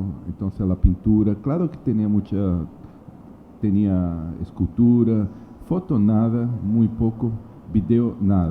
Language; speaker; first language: Spanish; non-native, learner; Portuguese